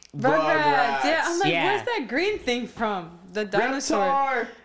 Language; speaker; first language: English; native; English